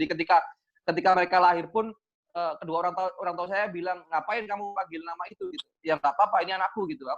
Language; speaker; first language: Indonesian; native; Indonesian